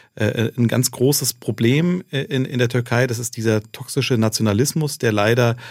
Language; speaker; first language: German; native; German